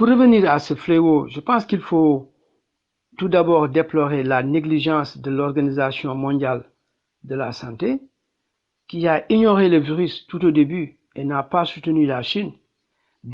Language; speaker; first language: French; non-native, local second language; Wolof